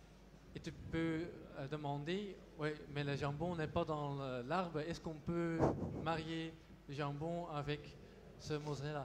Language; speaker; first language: French; non-native, local second language; Dutch